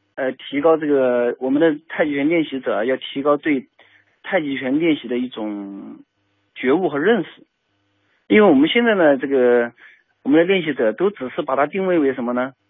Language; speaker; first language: Chinese; native; Chinese